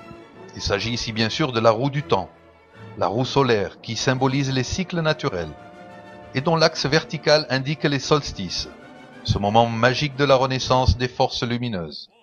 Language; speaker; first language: French; native; French